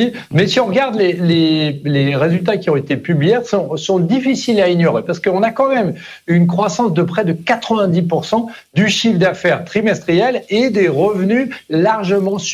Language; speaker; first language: French; native; French